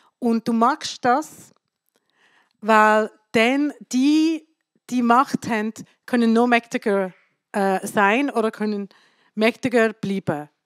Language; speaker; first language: German; non-native, fluent; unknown